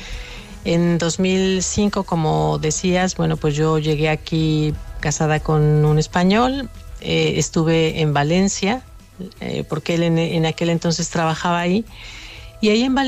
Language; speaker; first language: Spanish; native; Spanish